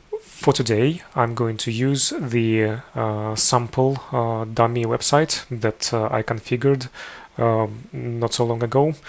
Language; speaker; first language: English; non-native, fluent; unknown